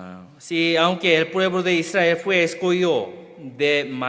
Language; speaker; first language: Spanish; non-native, fluent; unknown